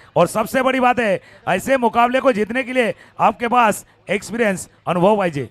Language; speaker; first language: Hindi; non-native, local second language; Marathi